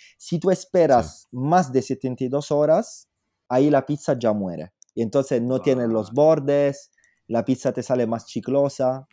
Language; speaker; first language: Spanish; non-native, fluent; Italian